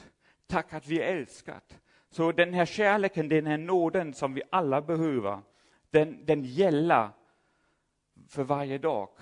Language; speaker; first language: Swedish; non-native, fluent; German